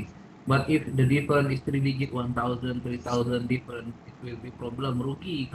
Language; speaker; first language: English; non-native, fluent; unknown